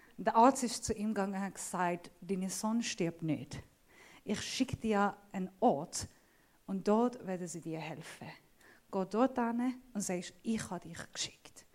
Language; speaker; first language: German; non-native, fluent; Assyrian Neo-Aramaic